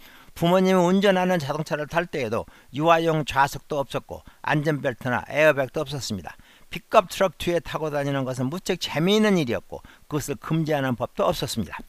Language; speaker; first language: Korean; native; Korean